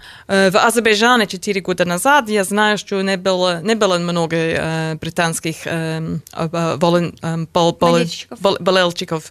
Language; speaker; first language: Russian; non-native, learner; English